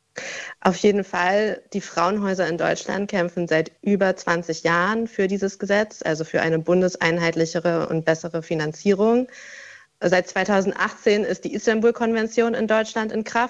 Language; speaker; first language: German; native; German